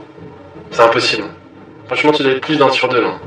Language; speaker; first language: French; native; French